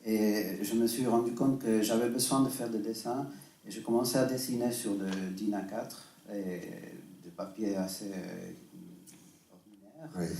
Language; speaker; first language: French; non-native, fluent; Spanish